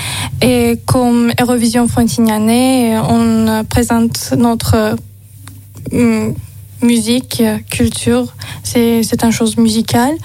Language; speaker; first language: French; non-native, learner; Azerbaijani